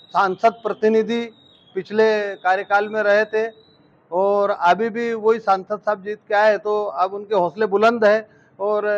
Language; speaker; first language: Hindi; native; Hindi